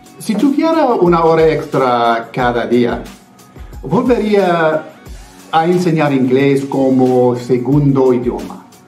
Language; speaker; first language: Spanish; non-native, fluent; English